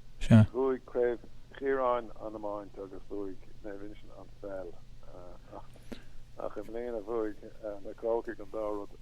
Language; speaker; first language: Irish; non-native, local second language; English